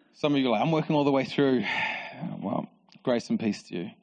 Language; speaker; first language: English; native; English